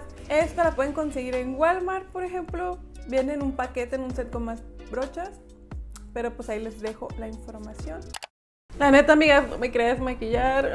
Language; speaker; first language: Spanish; native; Spanish